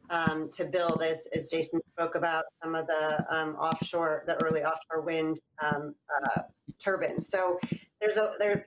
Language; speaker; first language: English; native; English